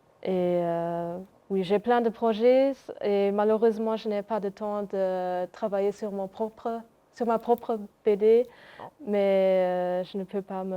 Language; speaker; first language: French; non-native, local second language; Luxembourgish